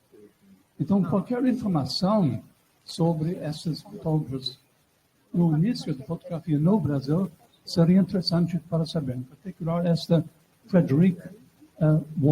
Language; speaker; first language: Portuguese; non-native, fluent; English